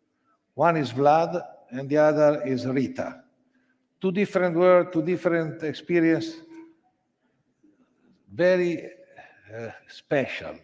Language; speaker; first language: English; non-native, learner; Italian